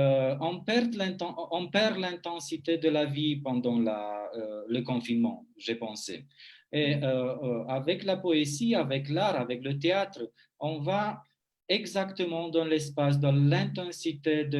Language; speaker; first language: French; non-native, fluent; Romanian